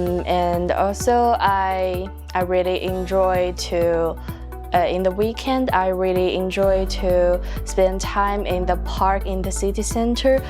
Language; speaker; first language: English; non-native, fluent; Chinese